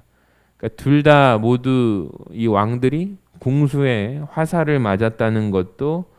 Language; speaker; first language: Korean; native; Korean